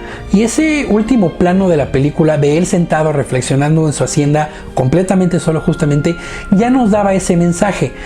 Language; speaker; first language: Spanish; native; Spanish